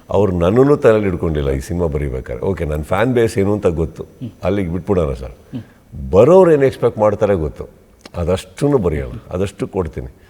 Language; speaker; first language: Kannada; native; Kannada